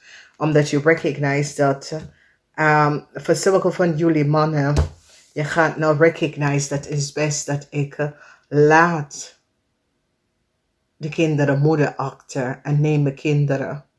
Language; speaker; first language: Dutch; non-native, learner; English